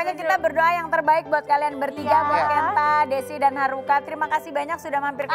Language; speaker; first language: Indonesian; native; Indonesian